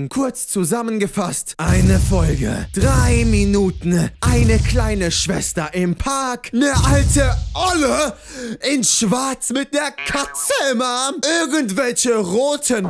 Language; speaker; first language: German; native; German